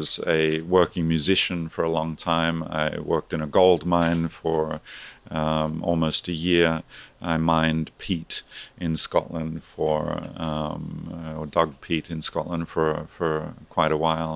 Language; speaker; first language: English; native; English